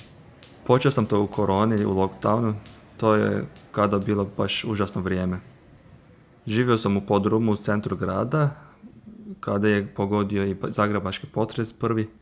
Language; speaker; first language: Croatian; non-native, fluent; Turkish